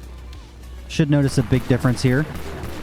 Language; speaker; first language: English; native; English